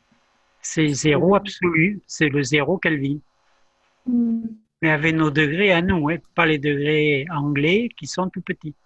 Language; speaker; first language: French; native; French